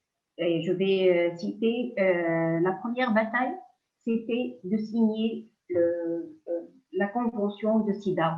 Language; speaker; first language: French; non-native, local second language; Arabic